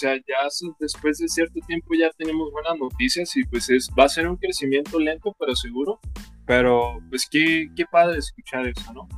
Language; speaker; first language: Spanish; native; Spanish